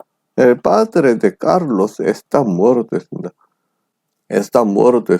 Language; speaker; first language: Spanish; non-native, fluent; Korean